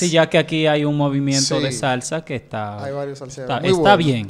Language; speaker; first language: Spanish; native; Spanish